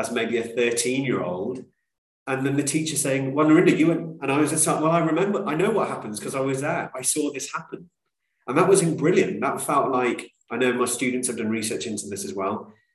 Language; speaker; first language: English; native; English